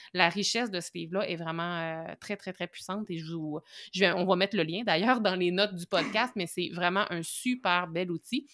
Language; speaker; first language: French; native; French